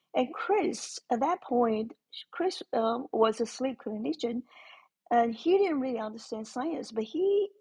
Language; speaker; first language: English; non-native, fluent; Chinese